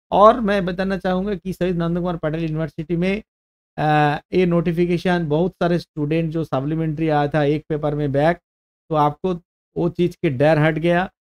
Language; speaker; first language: Hindi; non-native, local second language; Bangla